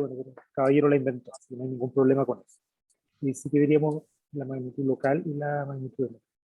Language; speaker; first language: Spanish; native; Spanish